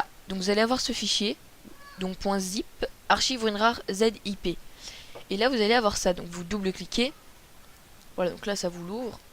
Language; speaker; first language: French; native; French